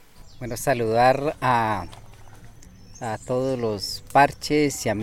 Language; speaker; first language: Spanish; native; Spanish